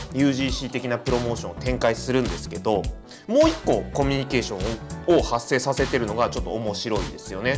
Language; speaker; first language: Japanese; native; Japanese